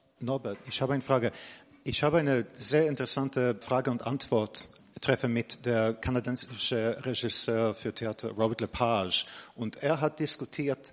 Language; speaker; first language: German; non-native, fluent; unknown